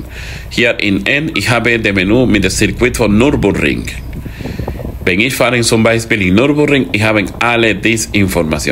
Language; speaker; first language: German; non-native, learner; Spanish